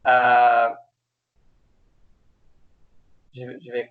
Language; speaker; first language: French; non-native, learner; English